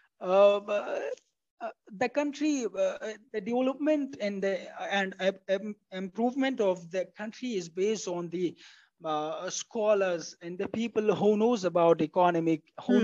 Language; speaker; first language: English; non-native, fluent; Pashto